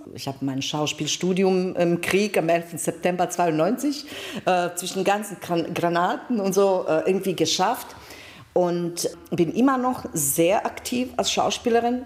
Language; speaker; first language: German; non-native, fluent; Bosnian